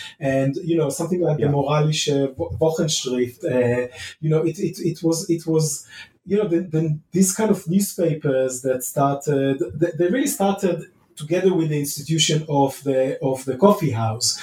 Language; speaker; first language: English; non-native, fluent; Hebrew